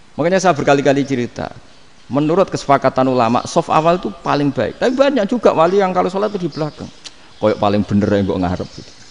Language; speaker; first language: Indonesian; non-native, local second language; Javanese